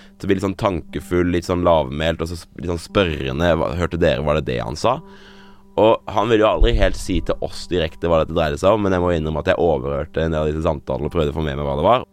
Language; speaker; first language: Norwegian; native; Norwegian